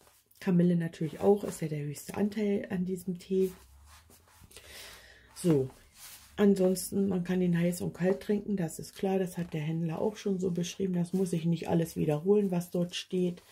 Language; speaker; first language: German; native; German